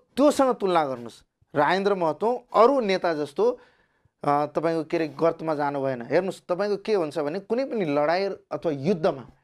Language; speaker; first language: Nepali; non-native, local second language; Maithili